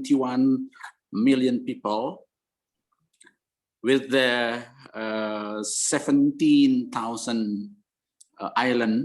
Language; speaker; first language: English; non-native, learner; Indonesian